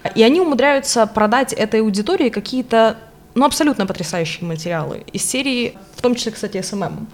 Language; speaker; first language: Russian; non-native, local second language; Ukrainian